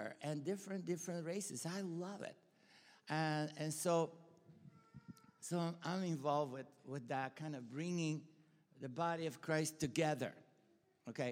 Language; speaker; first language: English; non-native, fluent; Bulgarian